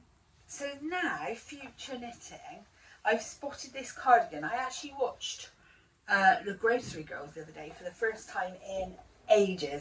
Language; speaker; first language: English; native; English